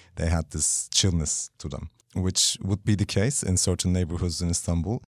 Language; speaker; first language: English; non-native, fluent; Turkish